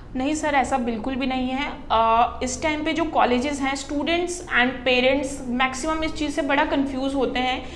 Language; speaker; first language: Hindi; non-native, local second language; Punjabi